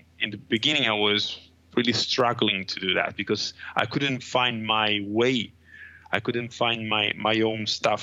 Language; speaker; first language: English; non-native, fluent; Italian